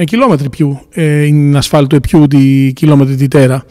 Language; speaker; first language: Italian; non-native, learner; Greek